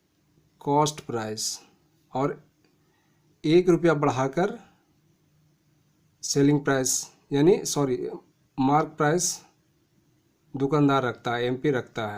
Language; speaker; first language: Hindi; native; Hindi